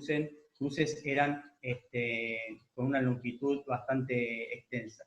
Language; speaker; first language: Spanish; native; Spanish